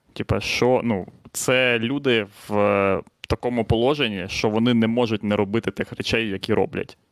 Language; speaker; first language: Ukrainian; non-native, local second language; Russian